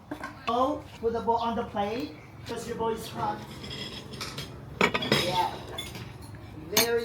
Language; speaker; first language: English; non-native, learner; Thai